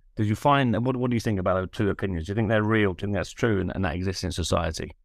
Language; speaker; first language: English; native; English